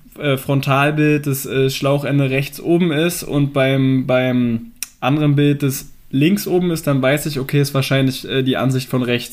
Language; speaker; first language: German; native; German